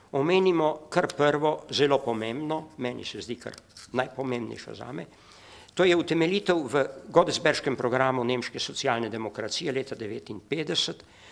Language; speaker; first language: Slovenian; native; Slovenian